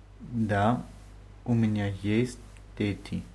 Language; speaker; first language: Russian; non-native, learner; German